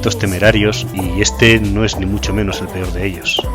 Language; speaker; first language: Spanish; native; Spanish